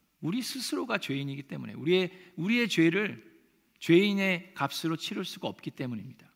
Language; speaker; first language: Korean; native; Korean